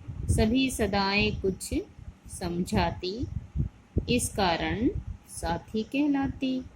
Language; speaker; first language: Hindi; native; Hindi